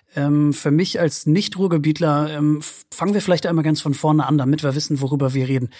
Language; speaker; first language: German; native; German